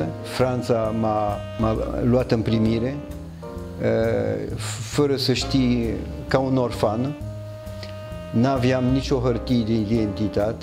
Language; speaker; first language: Romanian; early bilingual, heritage; French